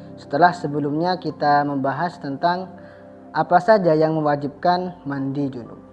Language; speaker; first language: Indonesian; non-native, local second language; Madurese